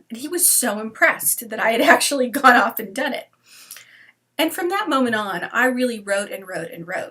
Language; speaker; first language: English; native; English